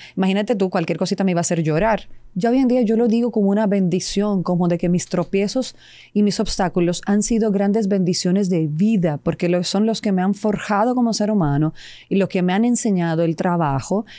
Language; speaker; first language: Spanish; non-native, fluent; Serbian